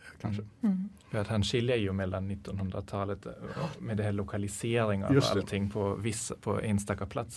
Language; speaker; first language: Swedish; non-native, fluent; German